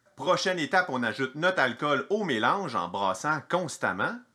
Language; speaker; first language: French; native; French